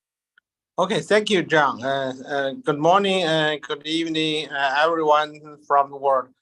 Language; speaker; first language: English; non-native, learner; Chinese